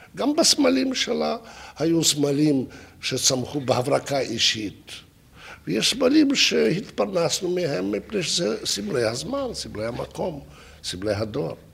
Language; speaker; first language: Hebrew; non-native, fluent; Russian